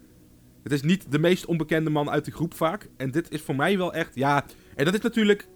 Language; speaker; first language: Dutch; native; Dutch